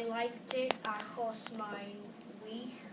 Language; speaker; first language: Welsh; non-native, learner; English